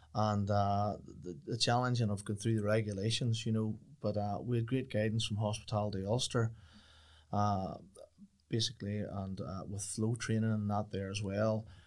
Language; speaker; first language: English; native; English